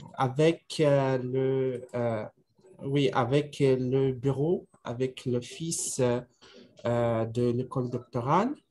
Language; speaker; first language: French; non-native, fluent; Russian